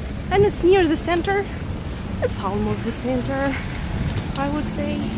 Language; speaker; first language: English; non-native, fluent; Russian